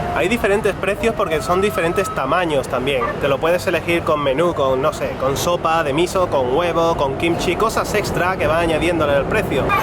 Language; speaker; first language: Spanish; native; Spanish